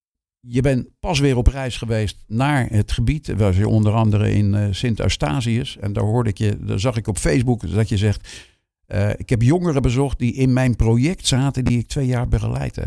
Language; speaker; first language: Dutch; native; Dutch